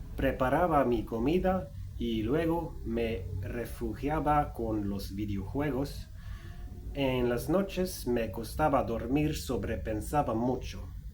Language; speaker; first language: Spanish; non-native, fluent; Swedish